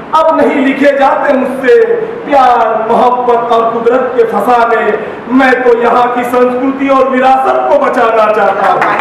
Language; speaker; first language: Hindi; non-native, local second language; Marathi